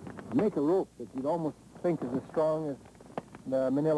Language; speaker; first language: English; native; English